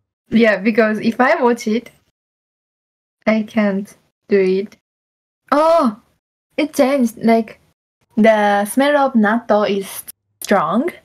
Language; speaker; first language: English; non-native, learner; Japanese